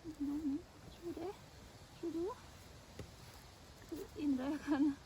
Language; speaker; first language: Swedish; non-native, learner; Thai